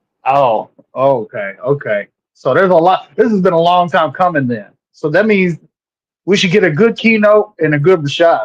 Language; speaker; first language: English; native; English